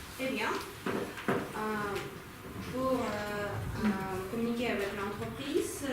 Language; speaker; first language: French; non-native, learner; Ukrainian